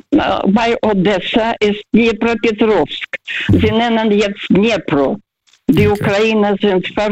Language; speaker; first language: German; non-native, fluent; Russian